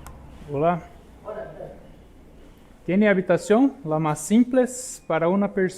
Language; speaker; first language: Spanish; non-native, learner; Portuguese